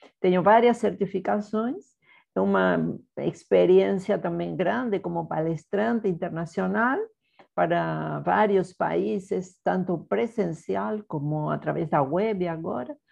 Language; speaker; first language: Portuguese; non-native, fluent; Spanish